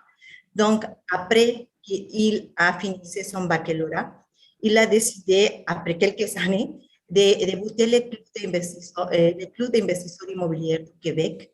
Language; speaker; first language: French; non-native, fluent; Spanish